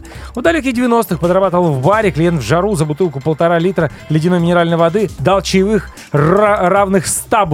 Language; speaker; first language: Russian; native; Russian